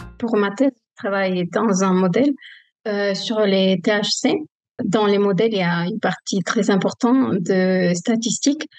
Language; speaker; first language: French; non-native, fluent; Spanish